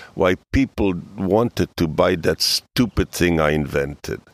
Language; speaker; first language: English; early bilingual, other home language; Hebrew